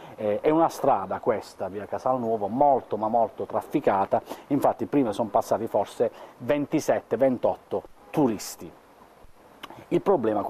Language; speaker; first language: Italian; native; Italian